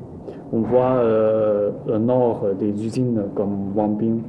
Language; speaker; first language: French; non-native, learner; Chinese